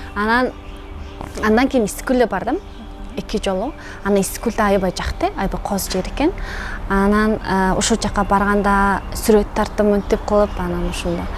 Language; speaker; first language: Kyrgyz; non-native, learner; Mongolian